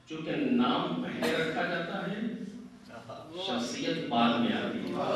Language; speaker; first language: Urdu; native; Urdu